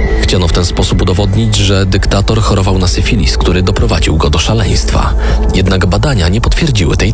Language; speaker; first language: Polish; native; Polish